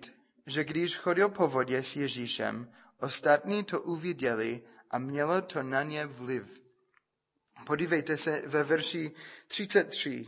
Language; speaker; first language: Czech; non-native, fluent; English